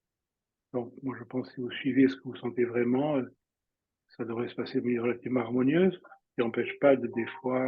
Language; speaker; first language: French; native; French